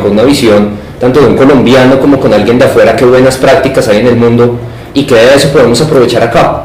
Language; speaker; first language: Spanish; native; Spanish